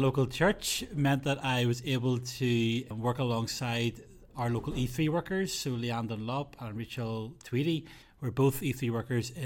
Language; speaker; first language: English; native; English